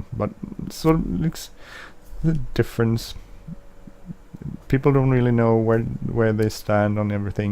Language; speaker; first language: English; non-native, fluent; Swedish